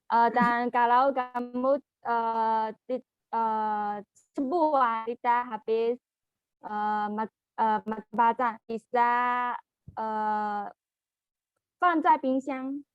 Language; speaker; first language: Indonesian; non-native, learner; Chinese